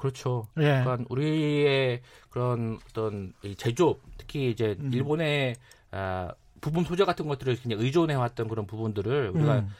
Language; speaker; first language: Korean; native; Korean